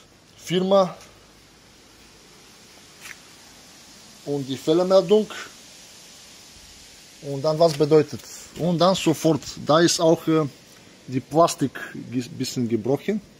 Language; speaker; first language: German; non-native, learner; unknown